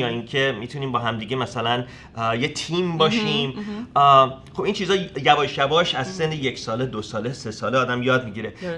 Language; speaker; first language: Persian; early bilingual, heritage; Persian